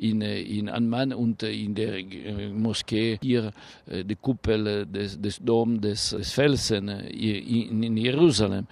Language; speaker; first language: German; non-native, fluent; Italian